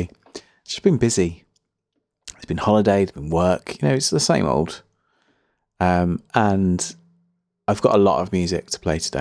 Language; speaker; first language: English; native; English